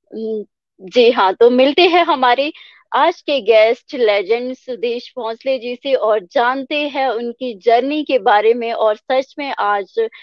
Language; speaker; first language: Hindi; native; Hindi